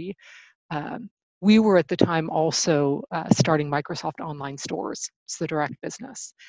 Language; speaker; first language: English; native; English